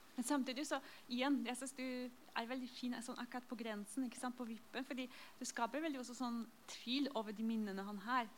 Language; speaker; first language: Norwegian; non-native, fluent; Polish